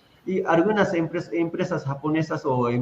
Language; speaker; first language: Spanish; non-native, fluent; Japanese